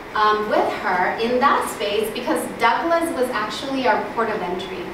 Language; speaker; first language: English; early bilingual, other home language; Spanish